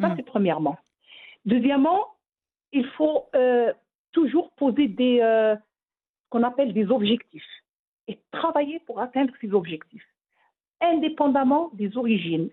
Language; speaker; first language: French; non-native, local second language; Arabic